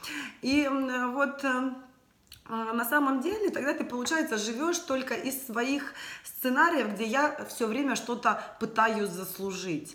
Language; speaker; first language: Russian; native; Russian